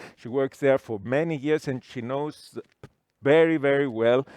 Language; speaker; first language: English; non-native, fluent; Greek